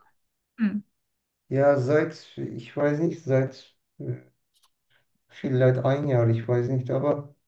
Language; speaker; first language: German; non-native, learner; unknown